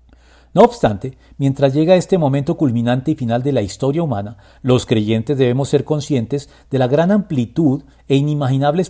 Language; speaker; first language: Spanish; native; Spanish